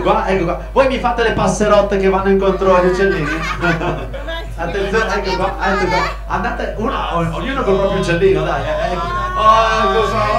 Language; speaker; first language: Italian; native; Italian